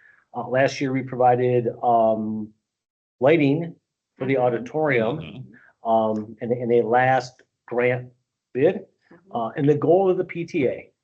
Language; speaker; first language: English; native; English